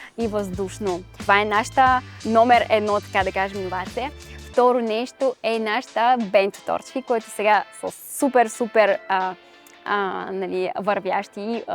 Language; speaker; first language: Bulgarian; non-native, fluent; Russian